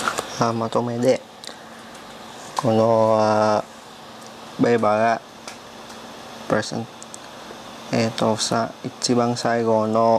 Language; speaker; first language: Japanese; non-native, learner; Vietnamese